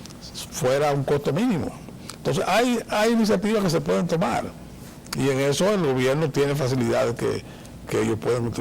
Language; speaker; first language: Spanish; native; Spanish